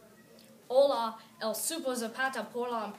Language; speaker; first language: Spanish; non-native, learner; English